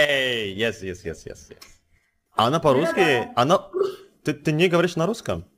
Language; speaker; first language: Russian; non-native, fluent; Indonesian